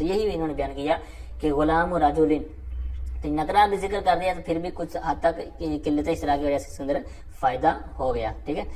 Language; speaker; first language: Urdu; non-native, local second language; Punjabi